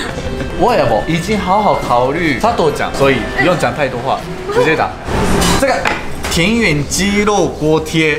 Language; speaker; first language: Chinese; non-native, learner; Japanese